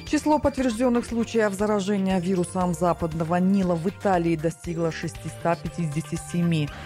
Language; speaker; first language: Russian; non-native, local second language; Tajik